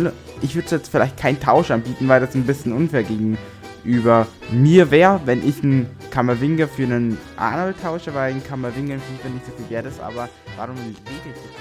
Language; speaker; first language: German; native; German